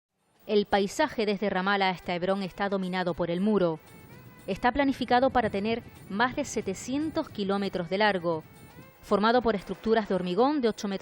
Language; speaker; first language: Spanish; native; Spanish